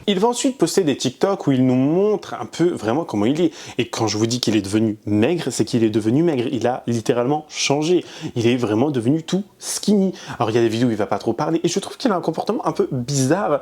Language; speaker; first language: French; native; French